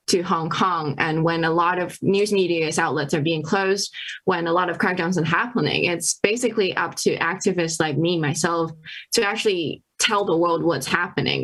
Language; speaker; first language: English; non-native, local second language; Cantonese